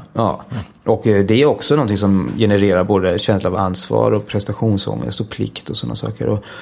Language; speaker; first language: Swedish; early bilingual, heritage; Danish